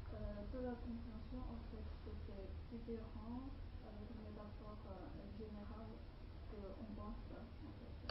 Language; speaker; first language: French; non-native, learner; Chinese